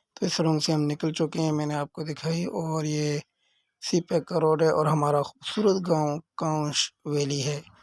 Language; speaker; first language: Urdu; non-native, local second language; Northern Hindko